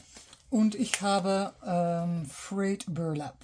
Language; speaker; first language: German; non-native, learner; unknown